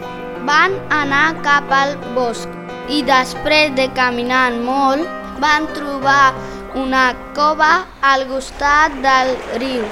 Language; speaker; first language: Catalan; non-native, learner; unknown